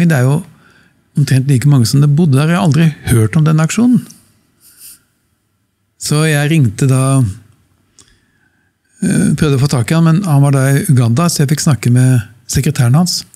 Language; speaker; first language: Norwegian; native; Norwegian